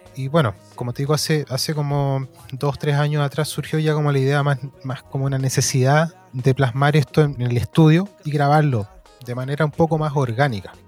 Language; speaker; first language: Spanish; native; Spanish